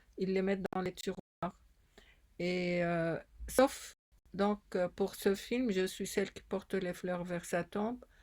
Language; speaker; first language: French; non-native, fluent; Arabic